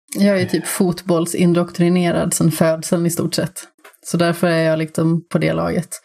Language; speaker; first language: Swedish; native; Swedish